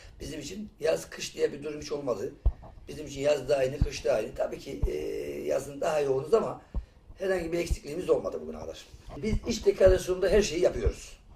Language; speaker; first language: Turkish; native; Turkish